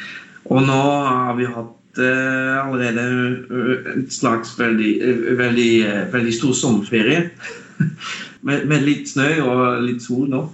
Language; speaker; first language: Norwegian; non-native, fluent; Dutch